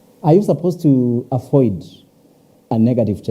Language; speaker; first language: English; non-native, local second language; Swahili